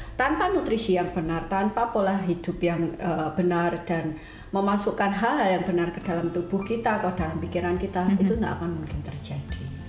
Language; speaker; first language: Indonesian; native; Indonesian